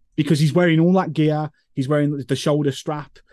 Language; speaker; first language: English; native; English